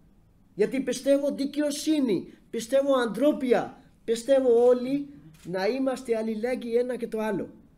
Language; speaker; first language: Greek; non-native, fluent; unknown